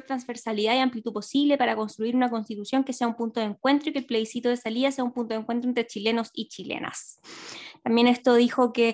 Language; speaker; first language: Spanish; native; Spanish